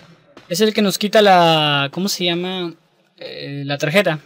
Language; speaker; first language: Spanish; native; Spanish